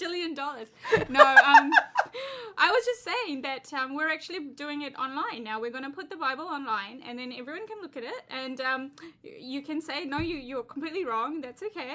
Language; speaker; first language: English; native; English